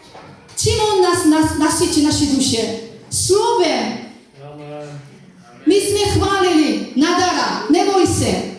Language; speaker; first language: Czech; non-native, fluent; Korean